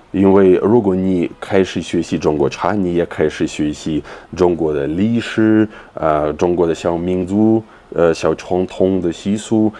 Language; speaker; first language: Chinese; non-native, fluent; Russian